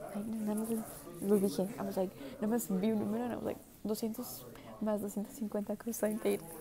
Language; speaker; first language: English; early bilingual, other home language; Spanish